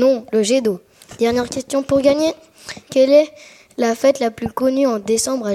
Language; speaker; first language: French; native; French